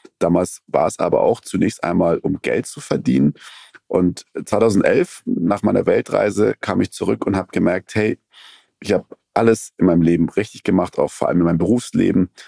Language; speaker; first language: German; early bilingual, other home language; Persian